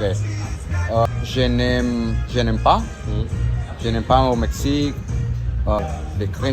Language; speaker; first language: French; non-native, learner; Spanish